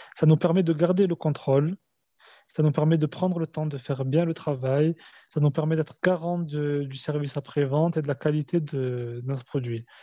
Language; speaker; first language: French; early bilingual, other home language; Arabic